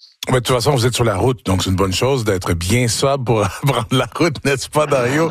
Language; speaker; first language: French; native; French